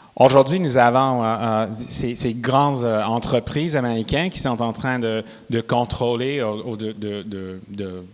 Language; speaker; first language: French; non-native, local second language; English